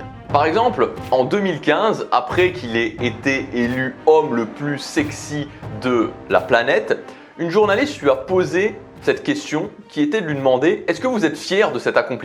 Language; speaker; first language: French; native; French